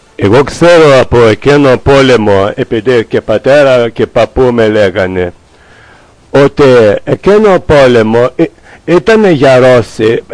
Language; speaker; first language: Greek; non-native, learner; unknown